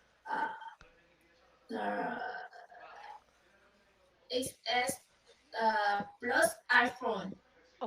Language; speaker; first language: English; non-native, learner; Vietnamese